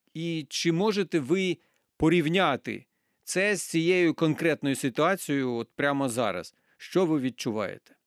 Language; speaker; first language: Ukrainian; native; Ukrainian